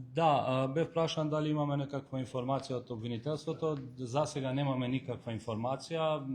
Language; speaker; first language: Macedonian; non-native, local second language; Albanian